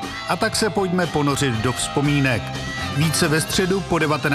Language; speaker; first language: Czech; native; Czech